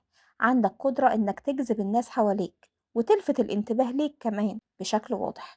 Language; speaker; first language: Arabic; native; Arabic